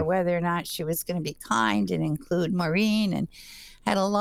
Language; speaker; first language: English; native; English